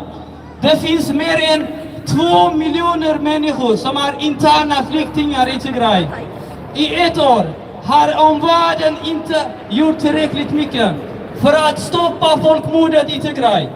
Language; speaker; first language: Swedish; early bilingual, other home language; Tigrinya